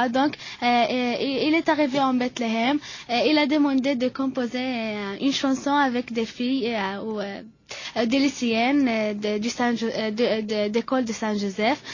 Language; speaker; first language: French; non-native, learner; Arabic